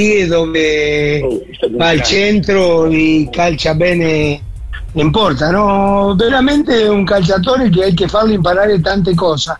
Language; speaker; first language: Italian; non-native, fluent; Spanish